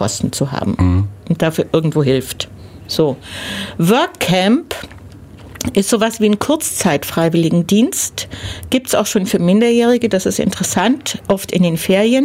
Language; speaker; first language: German; native; German